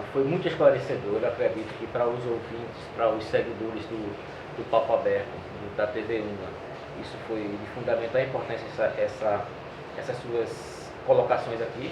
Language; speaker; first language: Portuguese; native; Portuguese